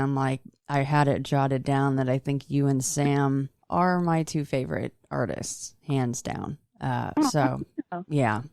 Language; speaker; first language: English; native; English